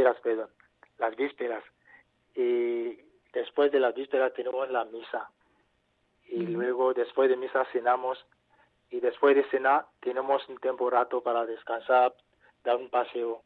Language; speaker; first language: Spanish; non-native, fluent; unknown